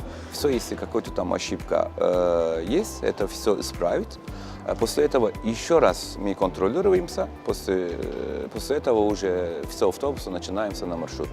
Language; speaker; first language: Russian; non-native, learner; Turkish